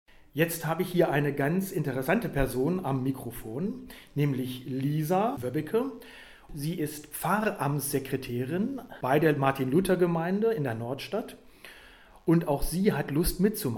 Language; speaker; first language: German; native; German